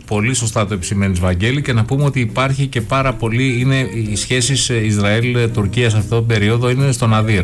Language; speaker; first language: Greek; native; Greek